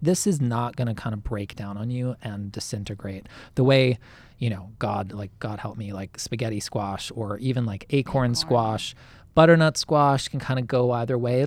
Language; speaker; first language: English; native; English